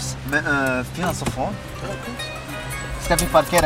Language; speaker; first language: Swedish; non-native, fluent; Arabic